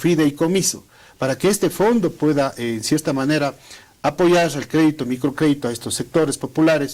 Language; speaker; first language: Spanish; native; Spanish